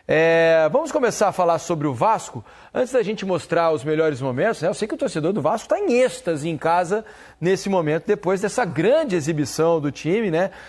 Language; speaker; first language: Portuguese; native; Portuguese